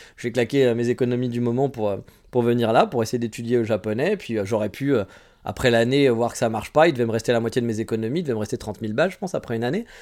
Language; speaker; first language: French; native; French